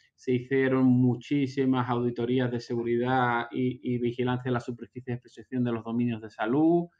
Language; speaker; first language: Spanish; native; Spanish